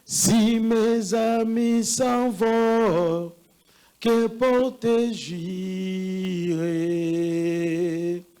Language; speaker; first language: French; non-native, local second language; Lingala